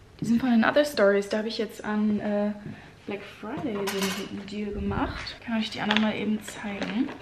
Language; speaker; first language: German; native; German